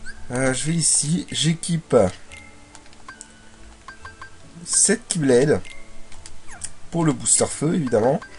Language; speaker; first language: French; native; French